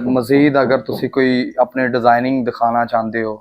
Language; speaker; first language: Urdu; non-native, local second language; Punjabi